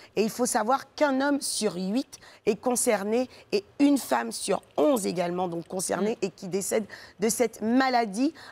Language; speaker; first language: French; native; French